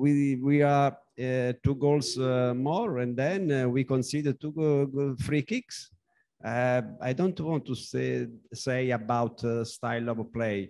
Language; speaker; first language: English; non-native, learner; Italian